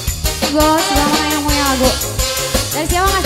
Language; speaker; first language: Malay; non-native, local second language; Javanese